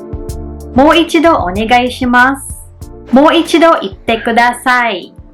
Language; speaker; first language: Japanese; non-native, learner; Filipino